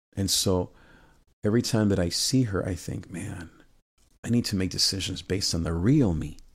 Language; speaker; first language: English; early bilingual, other home language; Spanish